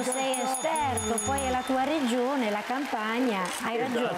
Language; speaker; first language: Italian; early bilingual, heritage; Italian